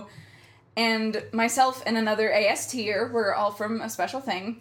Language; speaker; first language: English; native; English